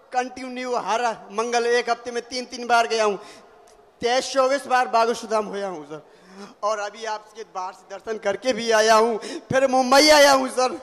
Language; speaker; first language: Hindi; native; Hindi